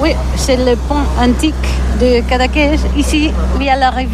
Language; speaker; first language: French; non-native, learner; Catalan